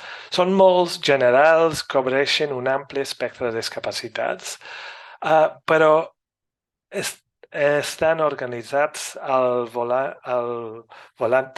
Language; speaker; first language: Catalan; non-native, fluent; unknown